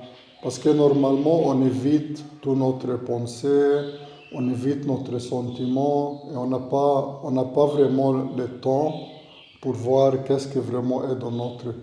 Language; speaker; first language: French; non-native, learner; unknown